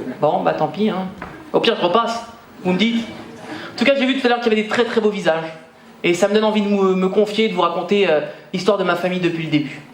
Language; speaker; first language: French; native; French